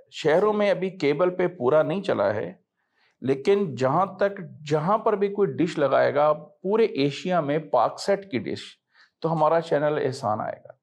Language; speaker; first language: Urdu; native; Urdu